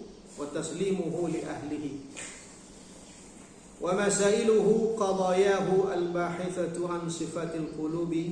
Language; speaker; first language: Arabic; non-native, fluent; Indonesian